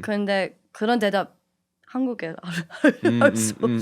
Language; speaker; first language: Korean; early bilingual, heritage; English